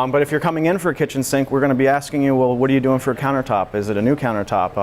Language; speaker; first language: English; native; English